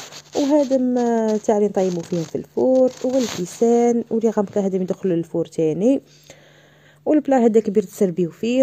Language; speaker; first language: Arabic; native; Arabic